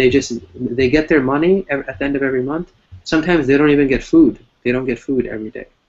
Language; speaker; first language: English; non-native, fluent; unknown